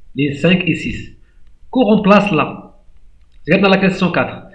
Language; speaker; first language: French; non-native, local second language; Arabic